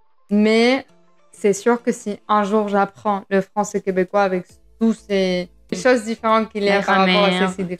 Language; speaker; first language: French; non-native, fluent; Spanish